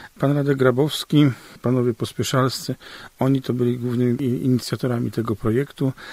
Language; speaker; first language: Polish; native; Polish